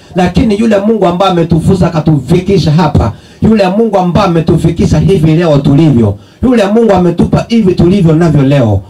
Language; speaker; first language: Swahili; non-native, local second language; Gusii